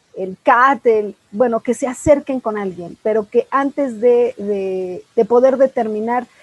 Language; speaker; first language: Spanish; native; Spanish